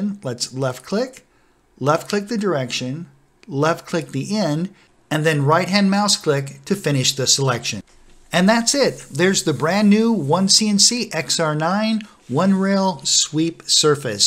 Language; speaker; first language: English; native; English